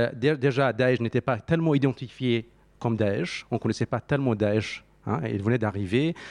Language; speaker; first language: French; non-native, fluent; Central Kurdish